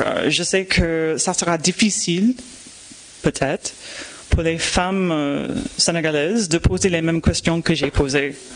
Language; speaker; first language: French; non-native, fluent; English